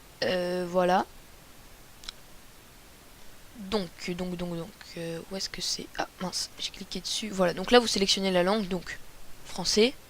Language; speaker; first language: French; native; French